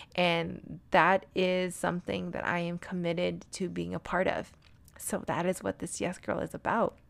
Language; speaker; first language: English; native; English